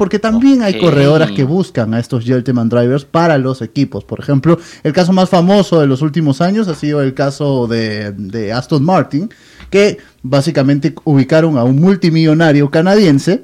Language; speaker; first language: Spanish; native; Spanish